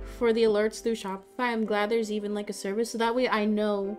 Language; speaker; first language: English; native; English